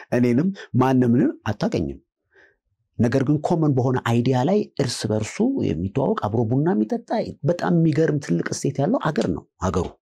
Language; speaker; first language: Amharic; native; Amharic